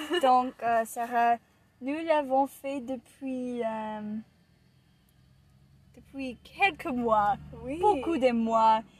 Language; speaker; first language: French; non-native, learner; English